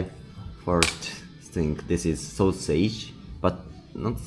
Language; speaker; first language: English; non-native, learner; Japanese